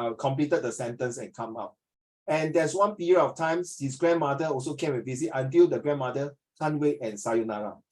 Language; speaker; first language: English; non-native, local second language; Chinese